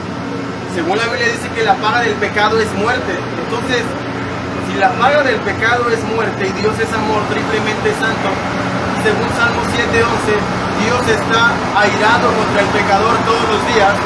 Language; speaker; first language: Spanish; native; Spanish